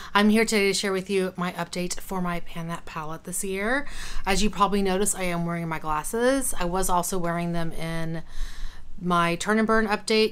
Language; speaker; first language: English; native; English